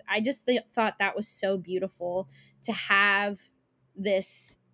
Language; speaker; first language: English; early bilingual, other home language; Italian